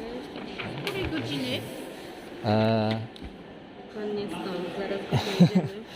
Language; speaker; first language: Polish; native; Polish